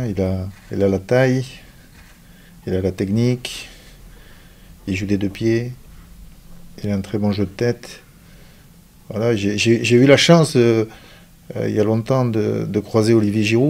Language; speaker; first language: French; native; French